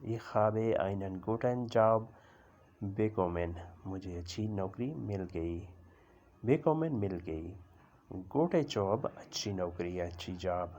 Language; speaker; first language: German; non-native, learner; Urdu